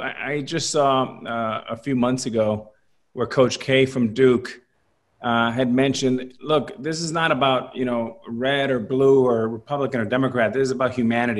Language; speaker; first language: English; early bilingual, other home language; Spanish